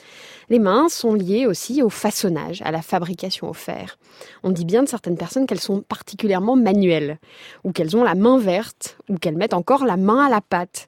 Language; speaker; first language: French; native; French